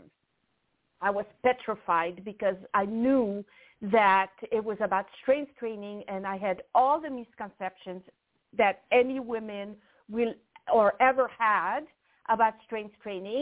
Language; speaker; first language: English; non-native, fluent; French